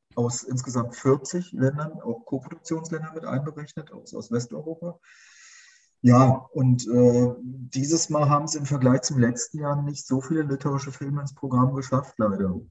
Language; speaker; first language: German; native; German